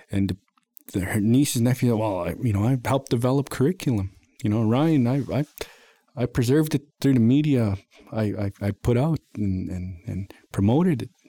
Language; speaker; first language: English; native; English